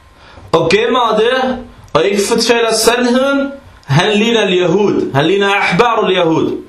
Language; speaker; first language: Danish; early bilingual, other home language; Arabic